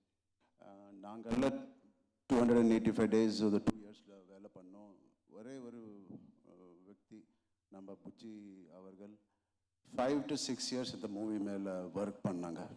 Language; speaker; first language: Tamil; non-native, local second language; Telugu